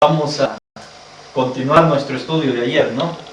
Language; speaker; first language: Spanish; native; Spanish